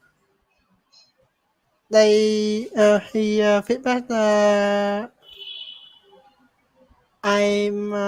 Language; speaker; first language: English; non-native, learner; Vietnamese